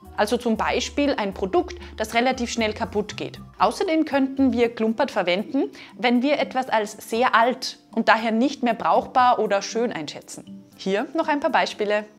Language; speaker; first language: German; native; German